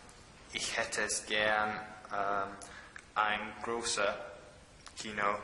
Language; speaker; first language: German; non-native, learner; English